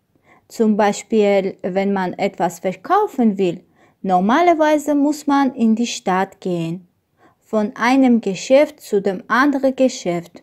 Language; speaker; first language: German; non-native, learner; Armenian